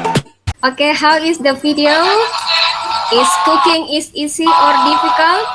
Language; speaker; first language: English; non-native, fluent; Indonesian